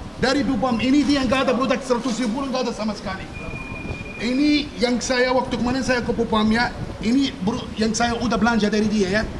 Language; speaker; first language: Indonesian; non-native, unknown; Arabic